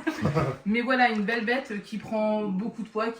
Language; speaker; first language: French; native; French